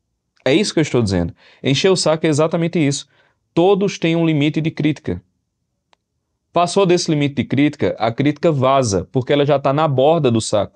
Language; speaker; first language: Portuguese; native; Portuguese